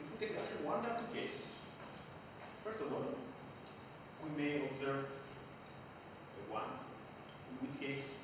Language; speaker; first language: English; non-native, fluent; Greek